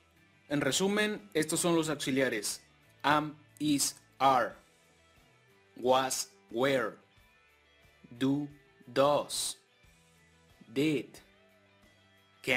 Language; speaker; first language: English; non-native, fluent; Spanish